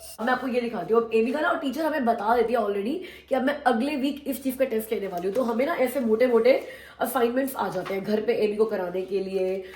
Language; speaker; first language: Hindi; native; Hindi